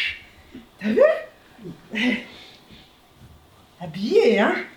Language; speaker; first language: French; native; French